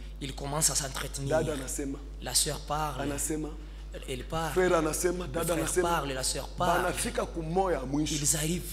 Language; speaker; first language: French; non-native, local second language; Swahili